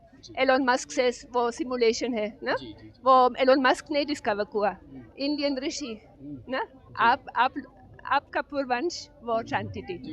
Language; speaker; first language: Hindi; non-native, learner; German